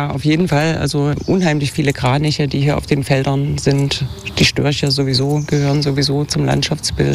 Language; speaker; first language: German; native; German